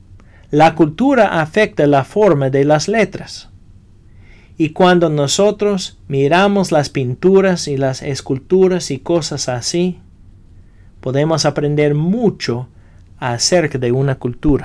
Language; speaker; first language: Spanish; non-native, fluent; English